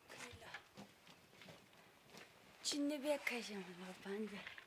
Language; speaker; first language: Chinese; non-native, local second language; Tibetan